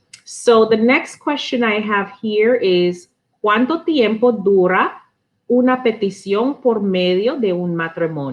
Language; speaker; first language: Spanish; non-native, learner; English